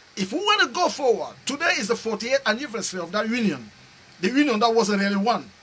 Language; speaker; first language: English; non-native, local second language; French